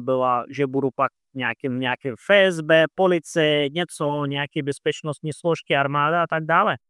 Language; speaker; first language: Czech; non-native, fluent; Russian